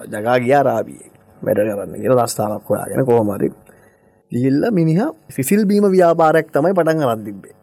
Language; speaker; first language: Sinhala; native; Sinhala